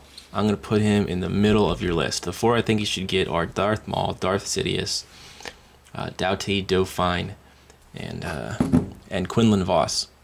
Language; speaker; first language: English; native; English